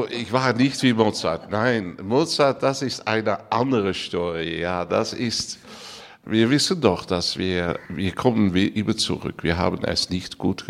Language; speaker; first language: German; non-native, learner; Dutch